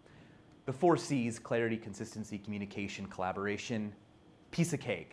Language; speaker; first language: English; native; English